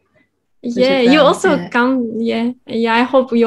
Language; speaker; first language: English; non-native, fluent; Kazakh